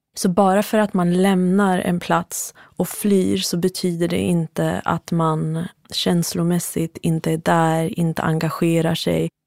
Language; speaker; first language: Swedish; early bilingual, other home language; Central Kurdish